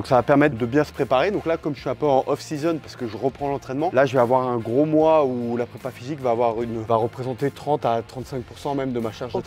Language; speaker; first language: French; native; French